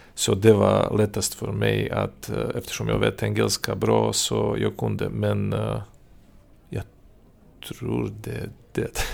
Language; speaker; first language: Swedish; non-native, fluent; Serbian